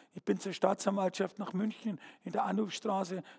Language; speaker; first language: German; native; German